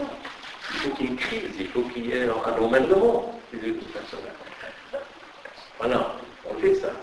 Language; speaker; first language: French; non-native, fluent; Persian